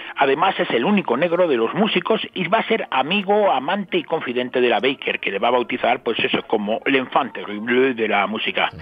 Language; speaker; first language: Spanish; native; Spanish